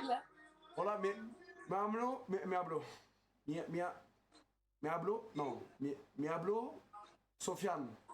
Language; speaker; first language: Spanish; non-native, learner; French